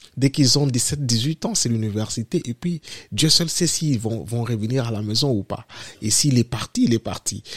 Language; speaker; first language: French; non-native, local second language; Lingala